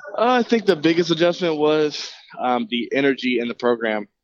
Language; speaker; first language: English; native; English